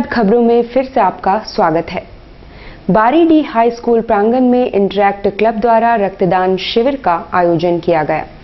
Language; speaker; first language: Hindi; native; Hindi